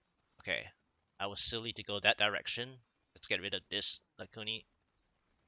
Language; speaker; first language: English; native; English